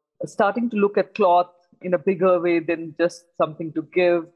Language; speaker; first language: English; non-native, local second language; Hindi